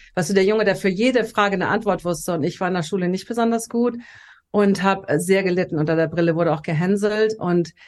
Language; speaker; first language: German; native; German